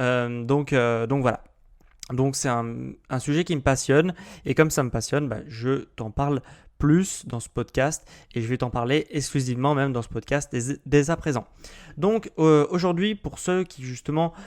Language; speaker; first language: French; native; French